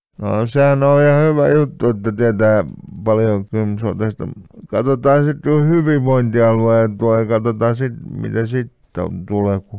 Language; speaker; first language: Finnish; native; Finnish